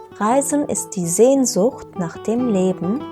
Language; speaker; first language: German; non-native, fluent; Turkish